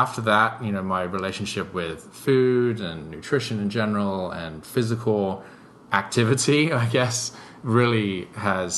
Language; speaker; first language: English; native; English